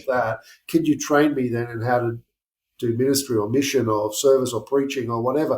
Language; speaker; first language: English; native; English